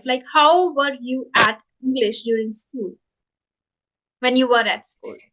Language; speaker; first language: English; non-native, local second language; Hindi